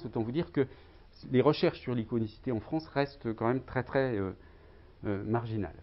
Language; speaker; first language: French; native; French